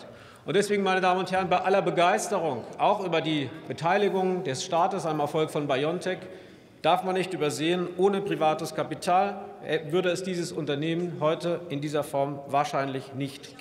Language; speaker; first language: German; native; German